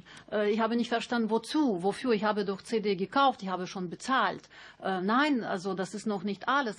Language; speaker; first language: German; non-native, learner; Lithuanian